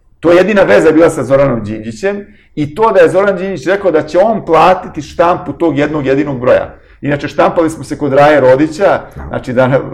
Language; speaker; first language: Serbian; native; Serbian